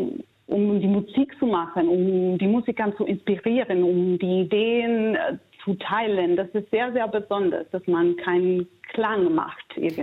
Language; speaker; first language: German; non-native, fluent; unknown